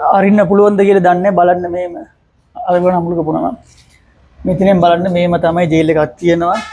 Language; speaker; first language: Sinhala; non-native, local second language; Tamil